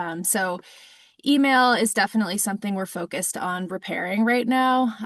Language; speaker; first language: English; native; English